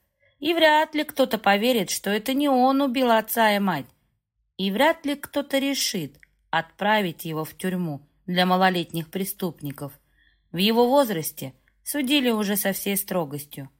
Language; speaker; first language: Russian; native; Russian